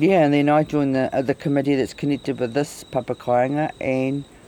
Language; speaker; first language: English; native; English